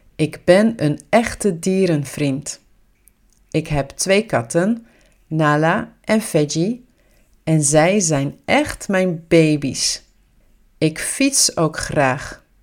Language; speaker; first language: Dutch; native; Dutch